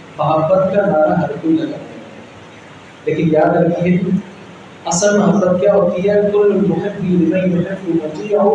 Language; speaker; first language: Urdu; non-native, local second language; Punjabi